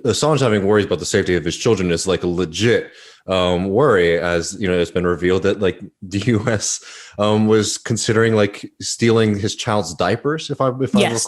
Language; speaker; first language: English; native; English